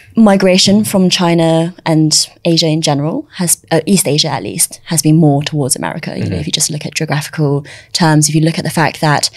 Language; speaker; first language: English; early bilingual, other home language; Chinese